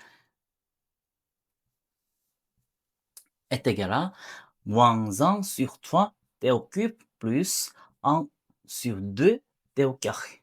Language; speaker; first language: French; non-native, learner; Korean